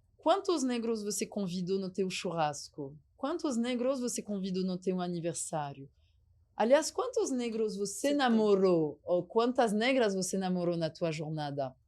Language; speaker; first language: Portuguese; non-native, fluent; French